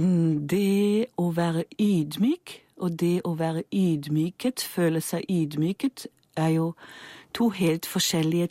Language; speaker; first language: Norwegian; non-native, fluent; German